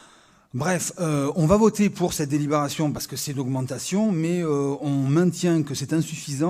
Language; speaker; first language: French; native; French